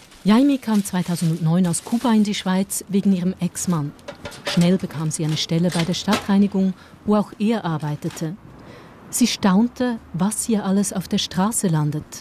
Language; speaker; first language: German; native; German